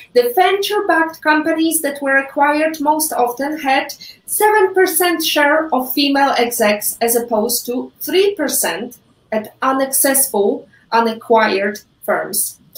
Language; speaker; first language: English; non-native, fluent; Polish